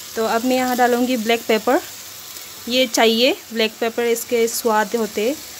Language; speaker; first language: Hindi; non-native, local second language; Nepali